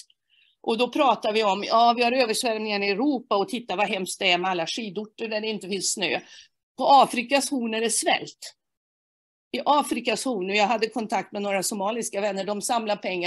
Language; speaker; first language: Swedish; native; Swedish